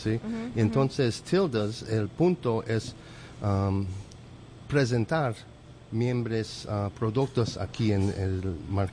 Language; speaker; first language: Spanish; non-native, learner; English